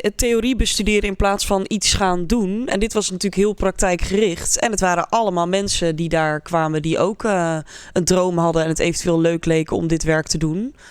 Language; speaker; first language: Dutch; native; Dutch